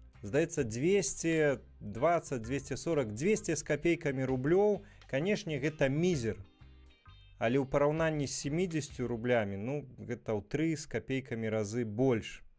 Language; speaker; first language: Belarusian; native; Belarusian